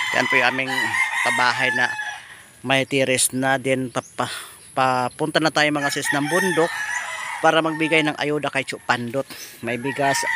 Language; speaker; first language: Filipino; non-native, local second language; Iloko